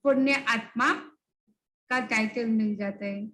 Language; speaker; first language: Hindi; non-native, local second language; Bangla